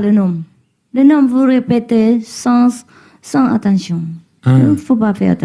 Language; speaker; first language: French; non-native, learner; Vietnamese